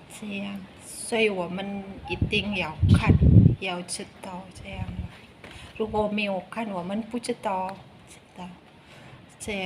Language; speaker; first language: Chinese; early bilingual, heritage; Chinese